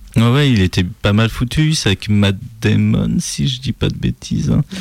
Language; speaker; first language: French; native; French